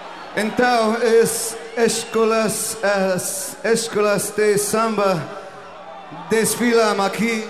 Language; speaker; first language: Portuguese; non-native, learner; English